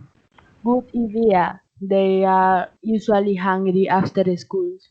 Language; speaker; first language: English; non-native, learner; Spanish